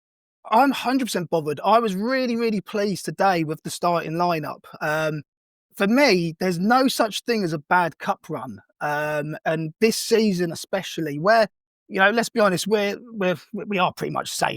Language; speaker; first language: English; native; English